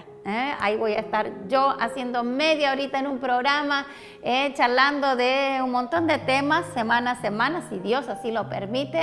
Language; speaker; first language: Spanish; native; Spanish